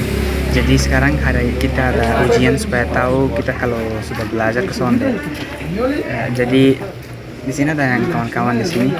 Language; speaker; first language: Indonesian; non-native, learner; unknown